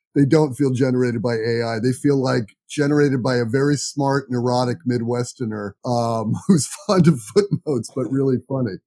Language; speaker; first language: English; native; English